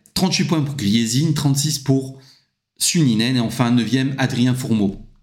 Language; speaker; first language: French; native; French